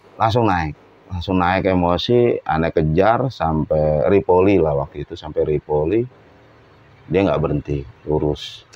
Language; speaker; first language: Indonesian; native; Indonesian